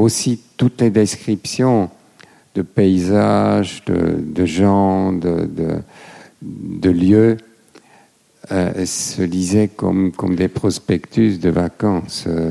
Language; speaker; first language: French; non-native, fluent; German